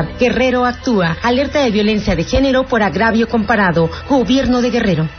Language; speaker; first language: Spanish; native; Spanish